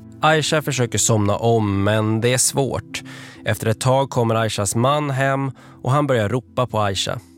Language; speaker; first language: Swedish; native; Swedish